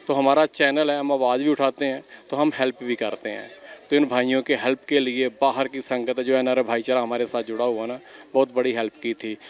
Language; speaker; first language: Hindi; non-native, local second language; Punjabi